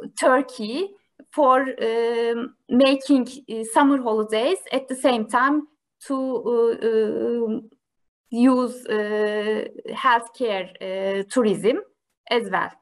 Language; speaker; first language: English; non-native, learner; Turkish